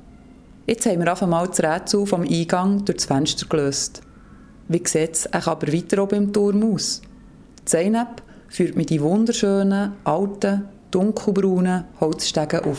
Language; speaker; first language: German; native; German